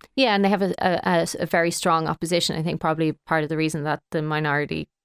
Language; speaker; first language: English; native; English